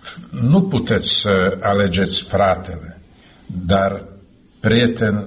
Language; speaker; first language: Romanian; non-native, learner; Slovak